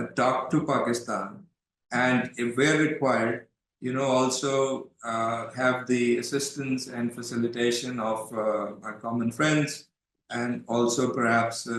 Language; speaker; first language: English; non-native, local second language; Urdu